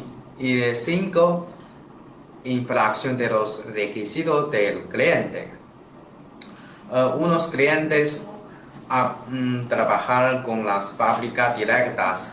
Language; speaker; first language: Spanish; non-native, learner; Chinese